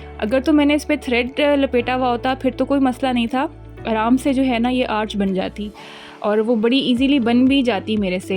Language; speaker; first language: Urdu; native; Urdu